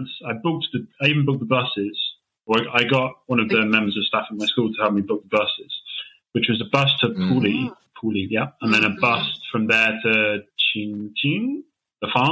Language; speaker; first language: English; native; English